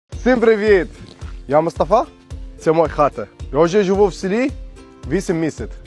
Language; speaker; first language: Ukrainian; non-native, learner; Arabic